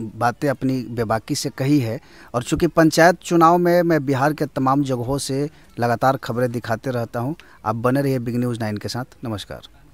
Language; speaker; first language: Hindi; native; Hindi